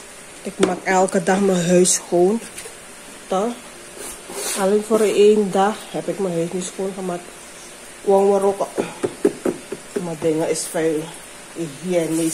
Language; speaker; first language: Dutch; non-native, local second language; Javanese